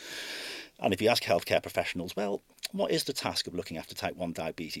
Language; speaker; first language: English; native; English